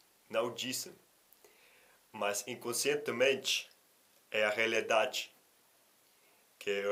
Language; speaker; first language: Portuguese; non-native, fluent; Russian